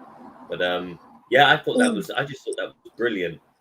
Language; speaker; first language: English; native; English